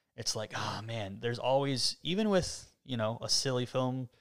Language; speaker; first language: English; native; English